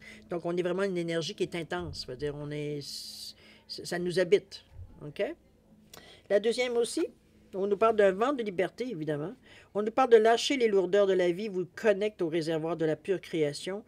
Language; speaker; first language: French; native; French